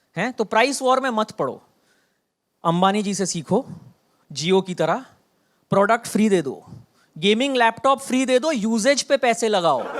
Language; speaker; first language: Hindi; non-native, local second language; Bangla